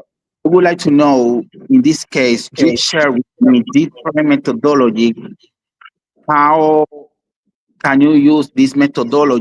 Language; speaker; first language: English; non-native, learner; Spanish